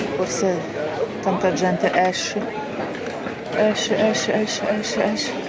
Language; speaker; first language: Italian; non-native, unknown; Ukrainian